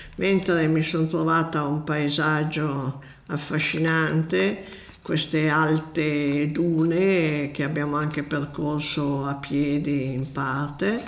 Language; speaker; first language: Italian; native; Italian